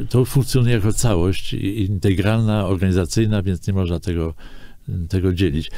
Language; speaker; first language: Polish; native; Polish